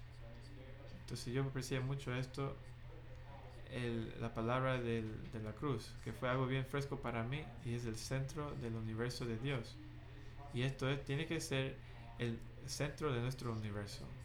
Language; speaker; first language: Spanish; non-native, fluent; English